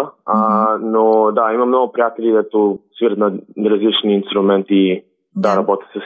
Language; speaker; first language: Bulgarian; early bilingual, heritage; Bulgarian